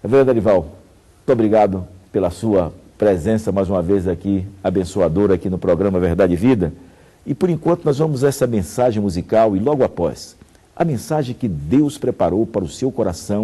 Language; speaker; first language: Portuguese; native; Portuguese